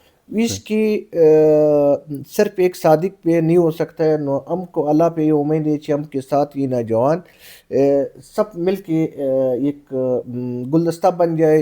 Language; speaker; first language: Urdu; non-native, local second language; Pashto